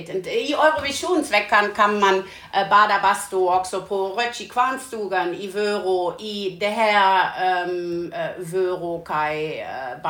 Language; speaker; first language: Swedish; non-native, learner; German